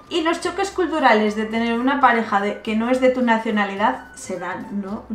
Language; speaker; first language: Spanish; native; Spanish